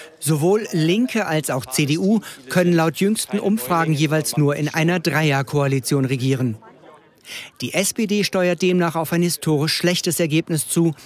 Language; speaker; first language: German; native; German